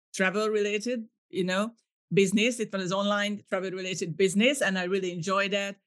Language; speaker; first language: English; non-native, fluent; Hungarian